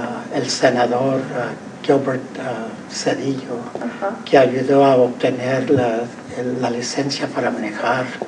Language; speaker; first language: Spanish; early bilingual, heritage; Spanish